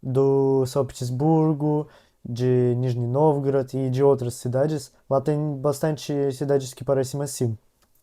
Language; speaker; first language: Portuguese; non-native, learner; Russian